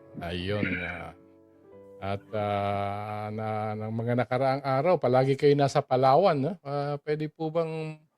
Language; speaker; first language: Filipino; native; Filipino